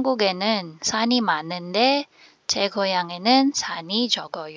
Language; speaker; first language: Korean; non-native, fluent; Filipino